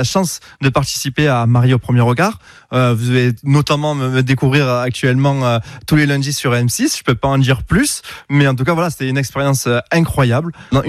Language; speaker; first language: French; native; French